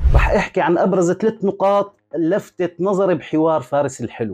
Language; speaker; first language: Arabic; native; Arabic